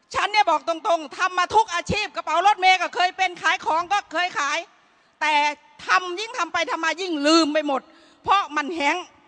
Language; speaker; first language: Thai; native; Thai